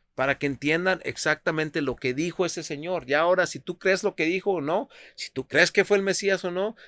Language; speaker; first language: Spanish; native; Spanish